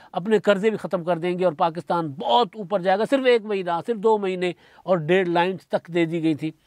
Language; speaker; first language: Urdu; non-native, local second language; Sindhi